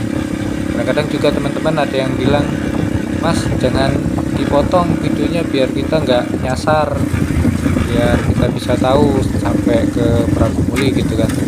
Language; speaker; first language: Indonesian; native; Indonesian